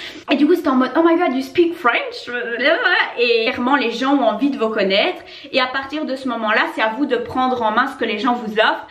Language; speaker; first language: French; native; French